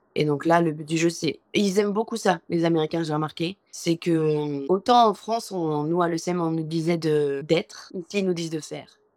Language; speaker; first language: French; native; French